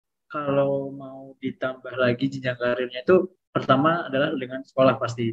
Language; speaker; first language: Indonesian; native; Indonesian